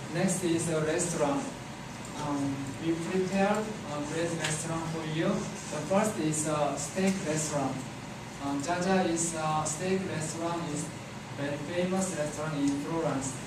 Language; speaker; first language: English; non-native, learner; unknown